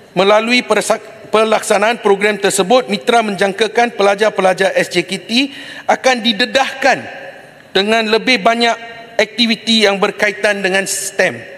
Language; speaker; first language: Malay; non-native, local second language; Tamil